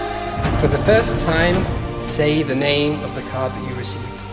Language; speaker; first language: English; non-native, fluent; German